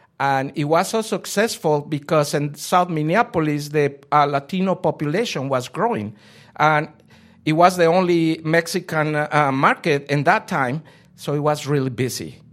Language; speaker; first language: English; non-native, fluent; Spanish